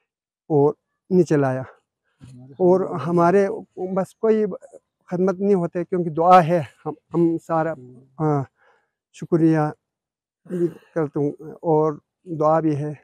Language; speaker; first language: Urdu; non-native, local second language; Balti